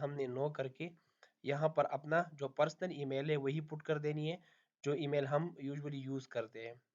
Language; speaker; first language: Hindi; non-native, local second language; Punjabi